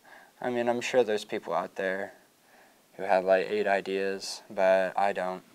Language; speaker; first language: English; native; English